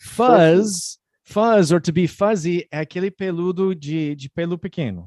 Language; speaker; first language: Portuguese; non-native, fluent; English